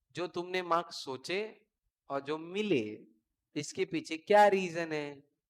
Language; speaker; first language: Hindi; non-native, local second language; Marathi